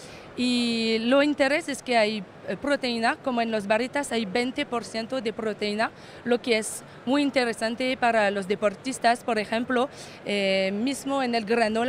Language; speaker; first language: Spanish; non-native, fluent; French